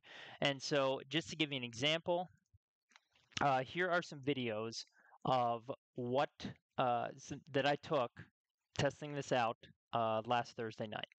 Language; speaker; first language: English; native; English